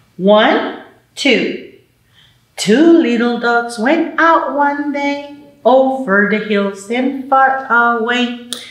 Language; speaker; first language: English; native; English